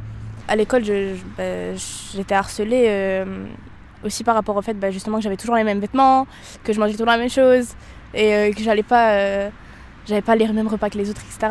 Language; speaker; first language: French; native; French